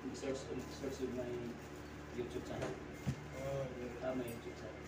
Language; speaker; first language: English; non-native, learner; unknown